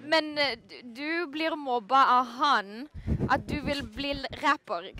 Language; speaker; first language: Norwegian; non-native, learner; Lithuanian